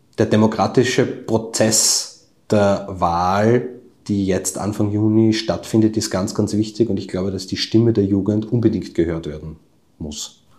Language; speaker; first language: German; native; German